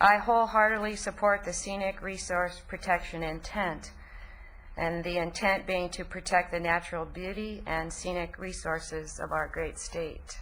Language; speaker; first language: English; native; English